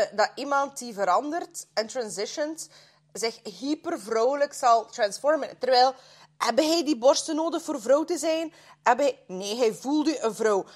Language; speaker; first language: Dutch; non-native, fluent; Russian